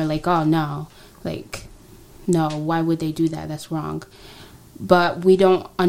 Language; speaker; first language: English; non-native, local second language; Swahili